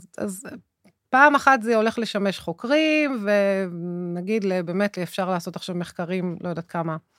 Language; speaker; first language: Hebrew; native; Hebrew